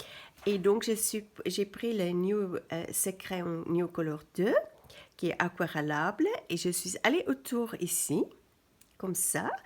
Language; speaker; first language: French; non-native, fluent; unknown